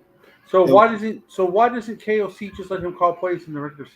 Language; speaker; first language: English; native; English